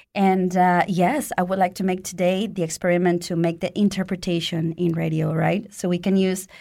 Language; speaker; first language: English; non-native, fluent; Spanish